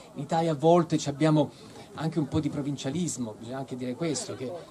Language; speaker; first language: Italian; native; Italian